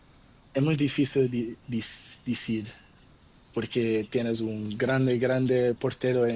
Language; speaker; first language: Spanish; non-native, learner; Portuguese